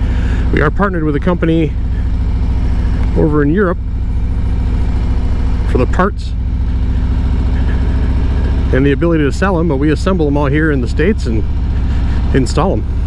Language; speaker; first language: English; native; English